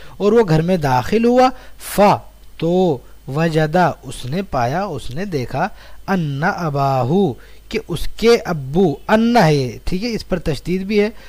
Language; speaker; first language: Urdu; native; Urdu